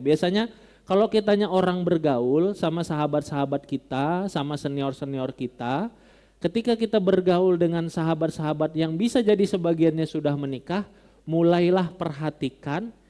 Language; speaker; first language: Indonesian; non-native, local second language; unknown